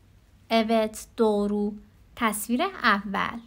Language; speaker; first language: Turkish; non-native, fluent; Persian